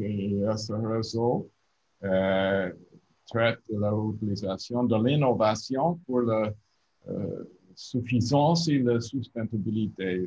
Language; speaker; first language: French; non-native, learner; English